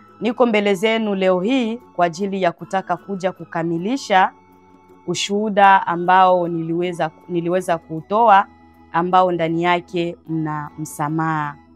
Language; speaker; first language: Swahili; non-native, local second language; Bembe